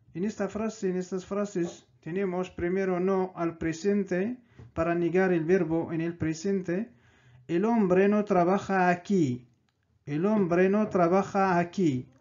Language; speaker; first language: Spanish; non-native, fluent; Arabic